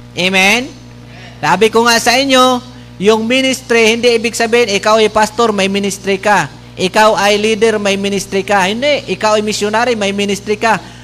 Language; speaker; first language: Filipino; non-native, local second language; Bikol